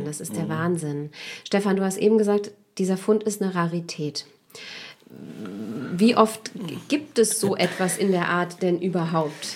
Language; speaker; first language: German; native; German